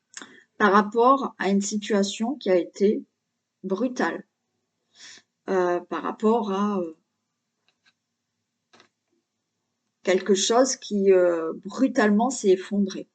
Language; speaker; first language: French; native; French